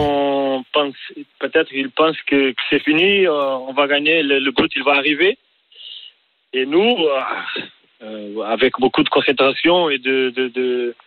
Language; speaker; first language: French; non-native, learner; Portuguese